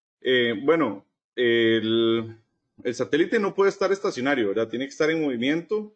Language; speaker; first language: Spanish; native; Spanish